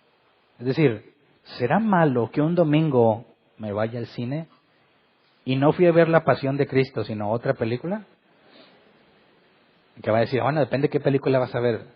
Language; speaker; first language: Spanish; native; Spanish